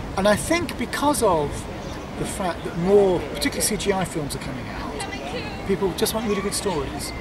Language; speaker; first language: English; native; English